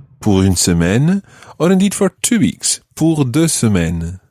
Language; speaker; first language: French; non-native, fluent; English